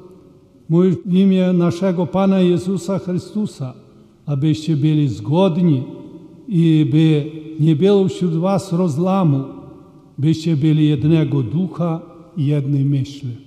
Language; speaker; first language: Polish; early bilingual, heritage; Polish